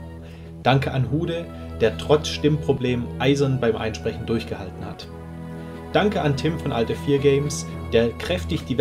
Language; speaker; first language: German; native; German